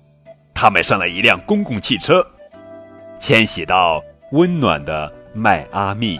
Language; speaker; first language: Chinese; native; Chinese